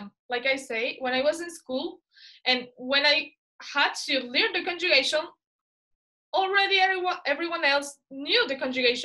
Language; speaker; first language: English; non-native, fluent; Spanish